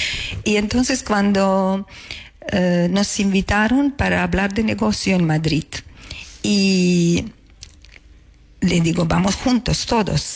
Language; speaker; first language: Spanish; non-native, learner; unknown